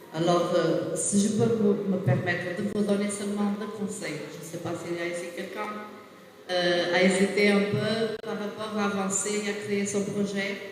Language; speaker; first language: French; non-native, fluent; Portuguese